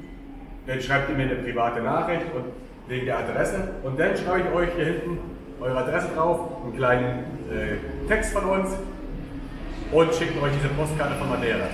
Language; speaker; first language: German; native; German